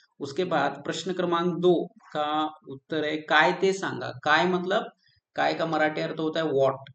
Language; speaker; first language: Hindi; non-native, local second language; Marathi